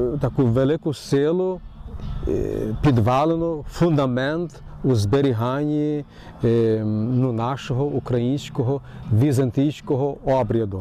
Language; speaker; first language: Ukrainian; early bilingual, heritage; Ukrainian